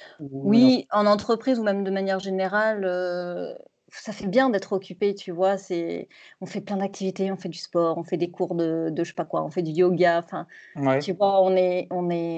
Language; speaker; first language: French; native; French